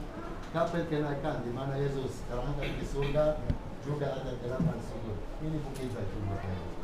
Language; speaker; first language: Indonesian; non-native, fluent; Hebrew